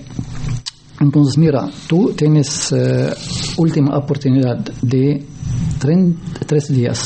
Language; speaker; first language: Spanish; non-native, learner; Arabic